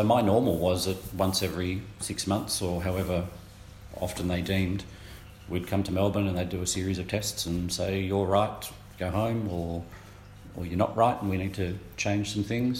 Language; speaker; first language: English; native; English